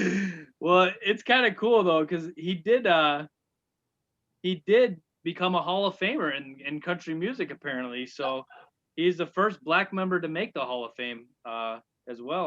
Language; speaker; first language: English; native; English